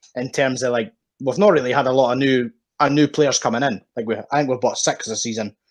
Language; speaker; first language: English; native; English